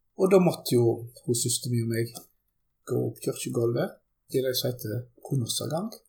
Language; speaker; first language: Norwegian; early bilingual, other home language; German